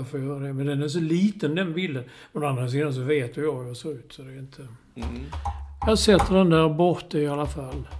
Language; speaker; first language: Swedish; native; Swedish